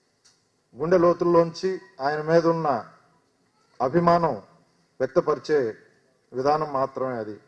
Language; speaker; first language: Telugu; native; Telugu